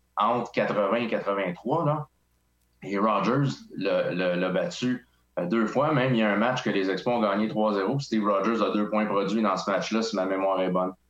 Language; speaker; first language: French; native; French